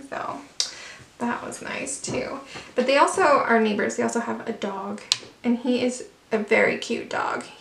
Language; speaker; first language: English; native; English